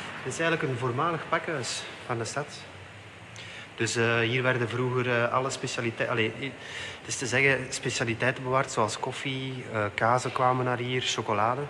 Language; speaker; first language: Dutch; native; Dutch